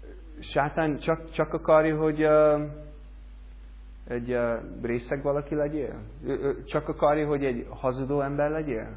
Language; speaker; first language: Hungarian; non-native, learner; English